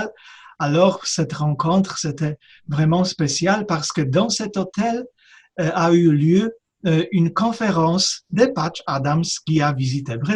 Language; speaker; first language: French; non-native, fluent; Polish